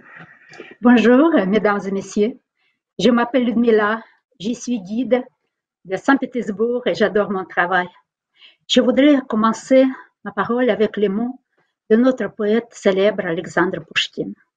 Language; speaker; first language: French; non-native, fluent; Russian